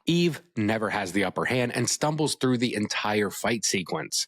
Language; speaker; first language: English; native; English